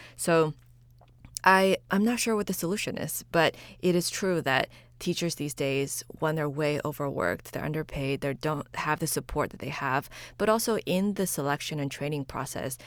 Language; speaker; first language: English; early bilingual, other home language; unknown